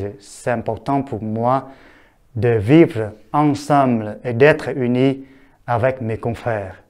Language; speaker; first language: French; non-native, fluent; Vietnamese